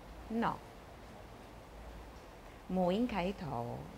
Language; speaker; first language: Chinese; non-native, fluent; Italian